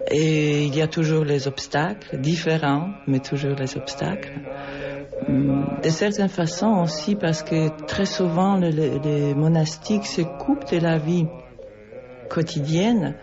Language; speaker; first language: French; non-native, fluent; Polish